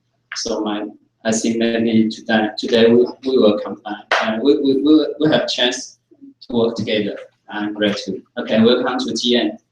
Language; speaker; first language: English; non-native, fluent; Chinese